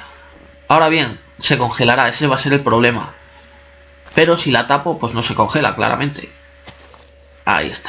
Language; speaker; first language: Spanish; native; Spanish